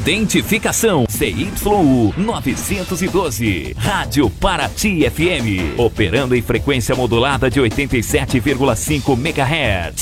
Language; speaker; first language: Portuguese; native; Portuguese